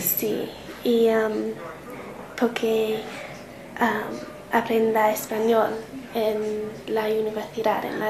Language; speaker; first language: Spanish; non-native, learner; English